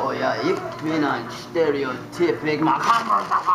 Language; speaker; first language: German; non-native, learner; English